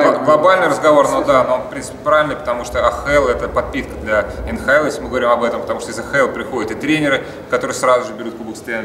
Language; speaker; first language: Russian; native; Russian